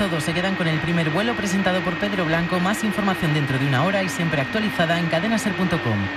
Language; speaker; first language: Spanish; native; Spanish